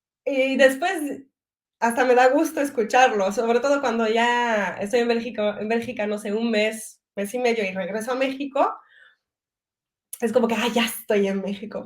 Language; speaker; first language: Spanish; early bilingual, heritage; French